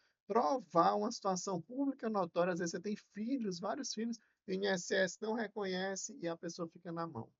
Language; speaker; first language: Portuguese; native; Portuguese